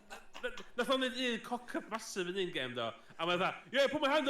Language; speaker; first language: Welsh; native; Welsh